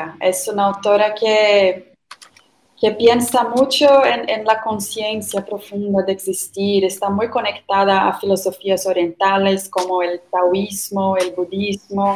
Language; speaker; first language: Spanish; non-native, fluent; Portuguese